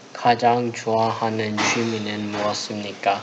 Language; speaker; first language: Korean; non-native, learner; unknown